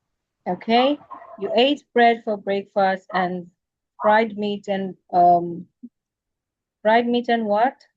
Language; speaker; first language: English; non-native, fluent; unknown